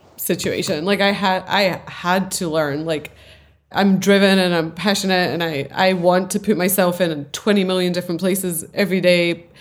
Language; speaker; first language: English; native; English